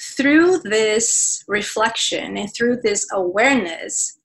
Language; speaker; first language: English; non-native, fluent; Portuguese